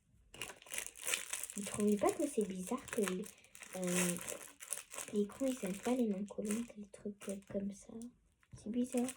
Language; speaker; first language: French; native; French